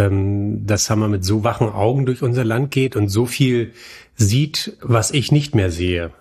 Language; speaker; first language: German; native; German